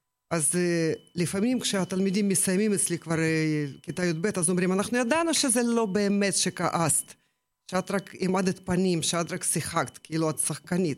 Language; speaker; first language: Hebrew; non-native, fluent; Russian